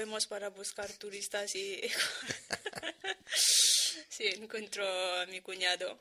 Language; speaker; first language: Spanish; non-native, learner; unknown